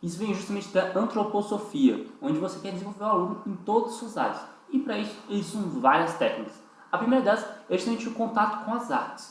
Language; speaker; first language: Portuguese; native; Portuguese